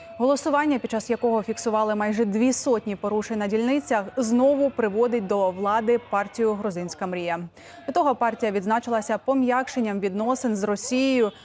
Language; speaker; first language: Ukrainian; native; Ukrainian